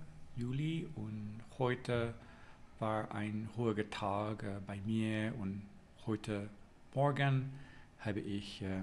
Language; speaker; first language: German; non-native, learner; English